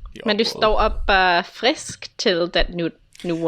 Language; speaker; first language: Danish; non-native, fluent; English